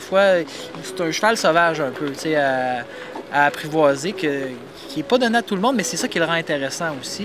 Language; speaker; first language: French; native; French